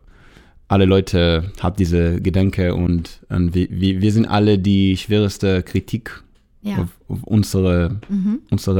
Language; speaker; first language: German; non-native, learner; Hebrew